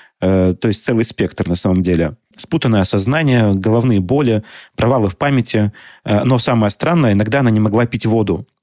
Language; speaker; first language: Russian; native; Russian